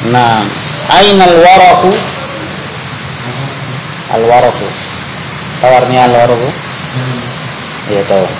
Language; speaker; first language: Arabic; non-native, fluent; Indonesian